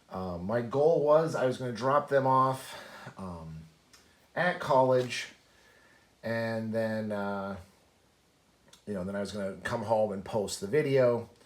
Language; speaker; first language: English; native; English